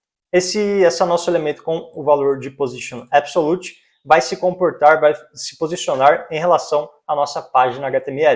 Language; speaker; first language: Portuguese; native; Portuguese